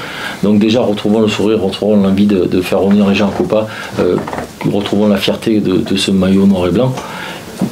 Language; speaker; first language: French; native; French